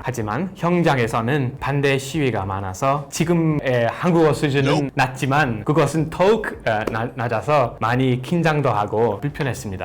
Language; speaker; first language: Korean; non-native, fluent; English